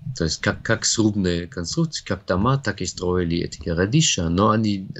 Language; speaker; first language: Russian; non-native, fluent; German